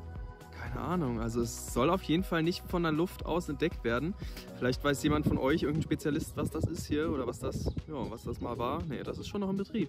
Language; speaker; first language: German; native; German